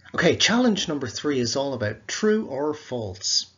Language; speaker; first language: English; native; English